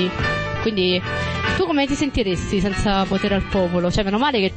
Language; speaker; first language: Italian; native; Italian